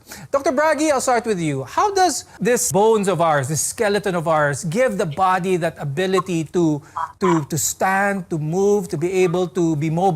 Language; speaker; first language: English; non-native, local second language; Filipino